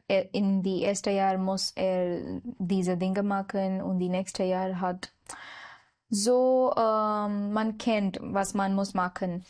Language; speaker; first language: German; non-native, learner; Marathi